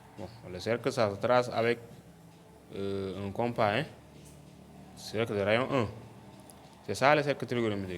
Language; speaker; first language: French; non-native, local second language; Wolof